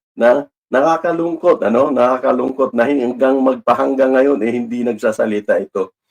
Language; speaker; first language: Filipino; non-native, local second language; Cebuano